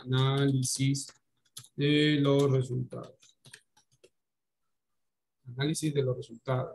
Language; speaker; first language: Spanish; native; Spanish